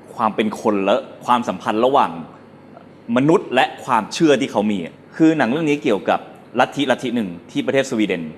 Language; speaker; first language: Thai; native; Thai